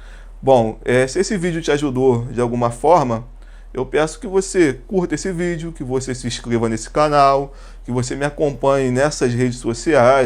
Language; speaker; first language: Portuguese; native; Portuguese